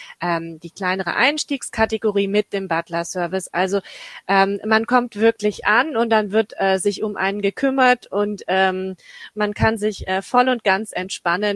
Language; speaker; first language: German; native; German